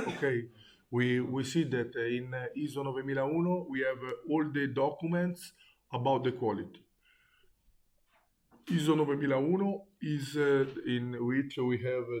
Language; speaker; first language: English; non-native, learner; Italian